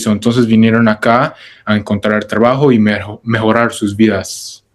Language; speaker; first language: Spanish; early bilingual, heritage; Spanish